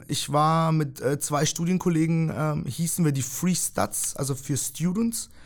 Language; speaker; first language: German; early bilingual, other home language; Russian